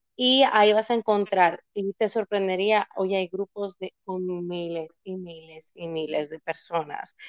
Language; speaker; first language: Spanish; native; Spanish